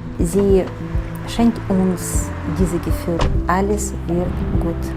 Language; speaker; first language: German; non-native, learner; Ukrainian